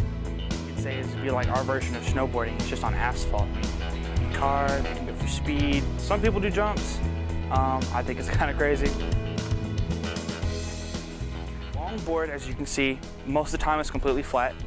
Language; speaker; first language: English; native; English